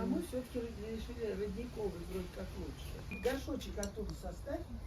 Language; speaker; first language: Russian; native; Russian